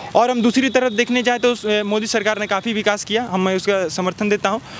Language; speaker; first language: Hindi; native; Hindi